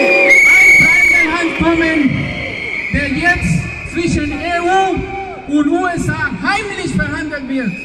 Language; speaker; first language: German; non-native, fluent; Spanish